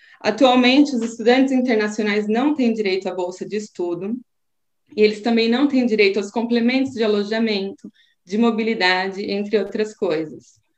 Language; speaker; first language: Portuguese; native; Portuguese